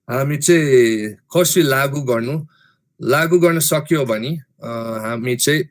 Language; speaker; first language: Nepali; non-native, fluent; English